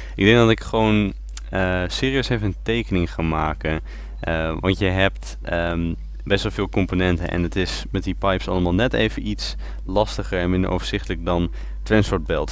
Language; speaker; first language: Dutch; native; Dutch